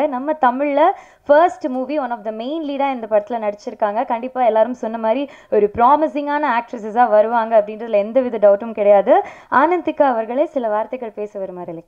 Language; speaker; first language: Tamil; native; Tamil